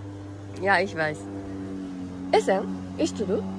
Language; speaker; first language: German; non-native, learner; Japanese